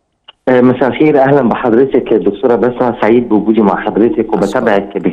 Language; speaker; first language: Arabic; native; Arabic